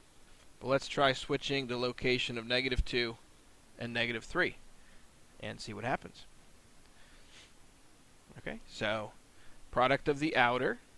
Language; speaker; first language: English; native; English